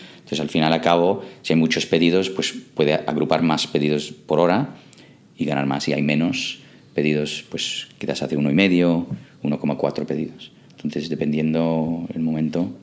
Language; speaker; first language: Spanish; non-native, fluent; English